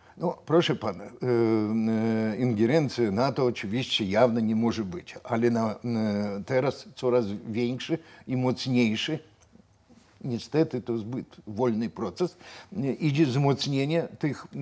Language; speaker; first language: Polish; non-native, fluent; Russian